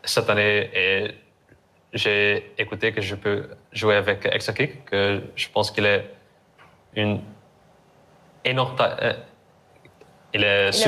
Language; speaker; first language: French; non-native, learner; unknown